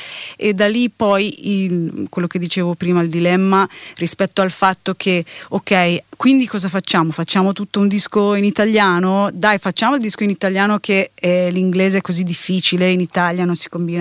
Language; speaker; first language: Italian; native; Italian